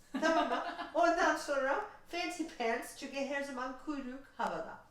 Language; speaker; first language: Turkish; non-native, learner; English